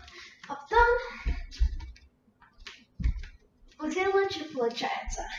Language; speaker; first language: Russian; early bilingual, heritage; Russian